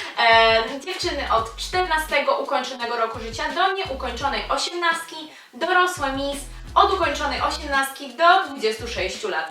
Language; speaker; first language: Polish; native; Polish